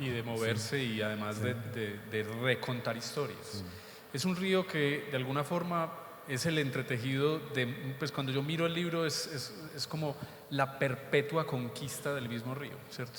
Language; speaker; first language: Spanish; native; Spanish